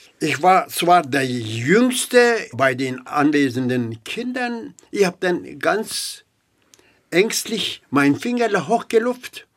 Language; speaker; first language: German; non-native, fluent; Turkish